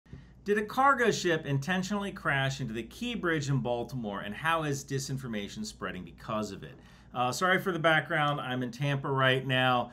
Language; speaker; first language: English; native; English